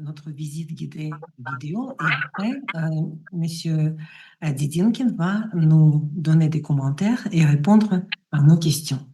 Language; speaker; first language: French; non-native, fluent; Russian